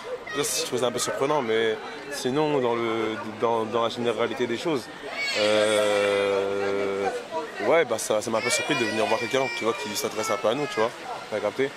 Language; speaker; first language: French; native; French